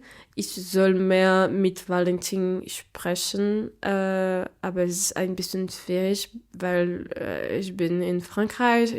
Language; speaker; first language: German; non-native, learner; Portuguese